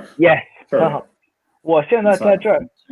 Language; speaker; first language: Chinese; non-native, fluent; Swedish